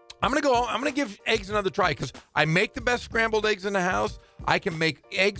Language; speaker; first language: English; native; English